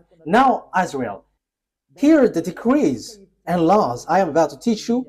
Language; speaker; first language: English; non-native, fluent; Malagasy